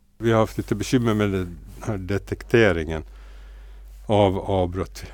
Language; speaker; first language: Swedish; native; Swedish